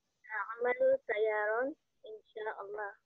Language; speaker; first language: Arabic; non-native, learner; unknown